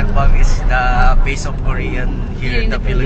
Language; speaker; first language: English; non-native, local second language; Filipino